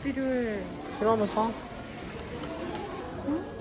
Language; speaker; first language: Korean; non-native, learner; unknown